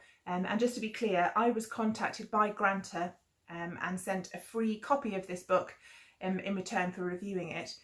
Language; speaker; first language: English; native; English